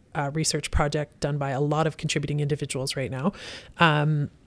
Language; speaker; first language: English; native; English